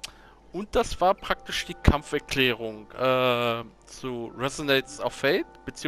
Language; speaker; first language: German; native; German